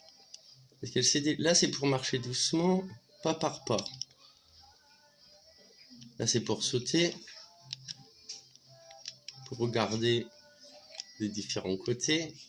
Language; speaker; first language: French; native; French